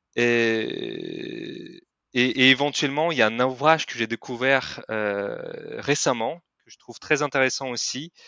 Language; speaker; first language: French; non-native, fluent; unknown